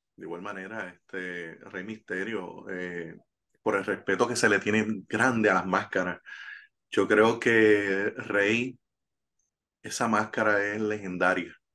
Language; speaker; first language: Spanish; native; Spanish